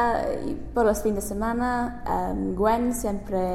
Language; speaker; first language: Spanish; non-native, learner; English